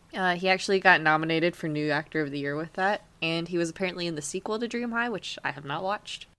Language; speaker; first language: English; native; English